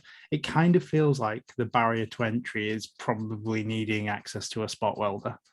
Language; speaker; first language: English; native; English